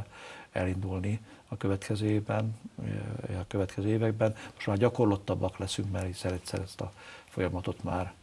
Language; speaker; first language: Hungarian; native; Hungarian